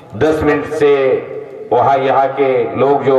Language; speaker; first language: Hindi; non-native, local second language; Marathi